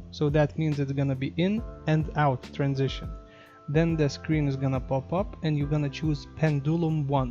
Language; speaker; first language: English; non-native, fluent; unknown